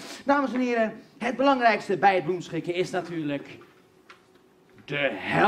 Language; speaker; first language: Dutch; native; Dutch